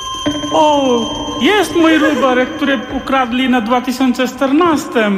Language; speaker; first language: Polish; non-native, learner; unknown